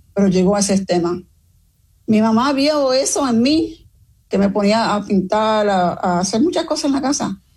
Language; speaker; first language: Spanish; early bilingual, other home language; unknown